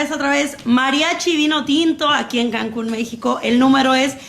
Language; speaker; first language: Spanish; native; Spanish